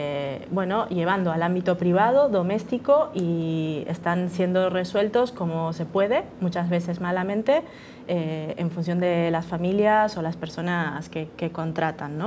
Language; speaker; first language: Spanish; native; Spanish